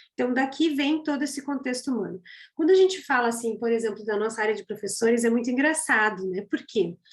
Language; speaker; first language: Portuguese; native; Portuguese